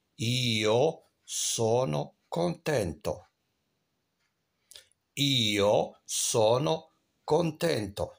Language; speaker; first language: Italian; non-native, fluent; Arabic